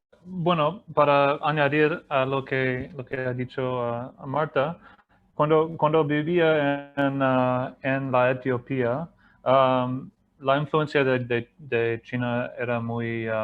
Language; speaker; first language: Spanish; non-native, fluent; English